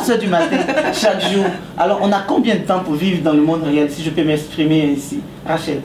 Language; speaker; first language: French; native; French